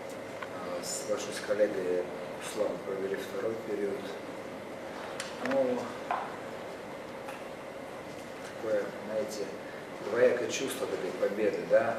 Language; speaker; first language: Russian; native; Russian